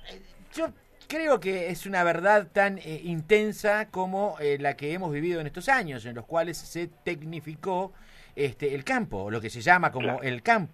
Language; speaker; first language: Spanish; native; Spanish